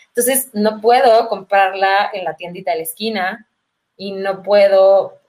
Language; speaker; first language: Spanish; native; Spanish